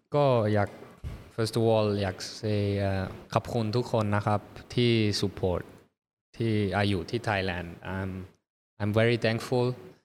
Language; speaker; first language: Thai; early bilingual, heritage; Thai